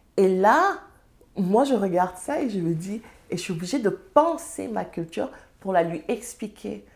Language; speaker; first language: French; non-native, local second language; Serer